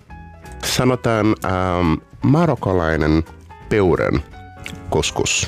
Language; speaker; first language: Finnish; non-native, fluent; Portuguese